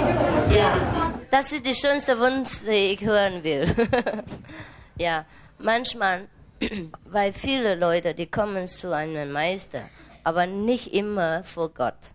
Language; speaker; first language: German; non-native, fluent; Vietnamese